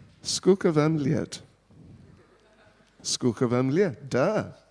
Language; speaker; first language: Russian; non-native, learner; English